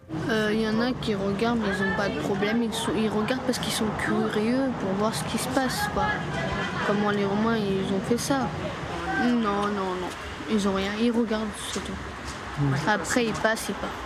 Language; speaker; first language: French; early bilingual, other home language; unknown